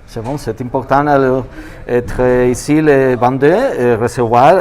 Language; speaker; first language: French; non-native, learner; Spanish